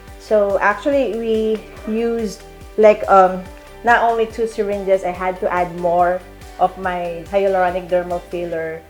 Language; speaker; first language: English; non-native, local second language; Filipino